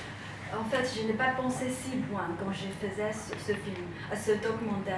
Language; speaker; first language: French; non-native, fluent; Chinese